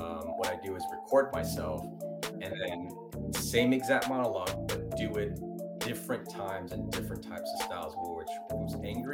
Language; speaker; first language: English; early bilingual, other home language; Italian